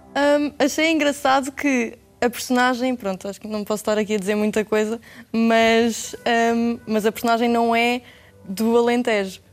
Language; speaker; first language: Portuguese; native; Portuguese